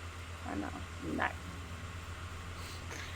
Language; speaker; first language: English; native; English